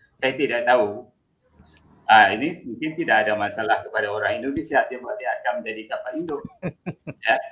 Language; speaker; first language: Malay; native; Malay